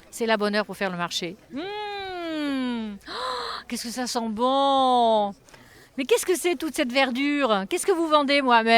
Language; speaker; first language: French; native; French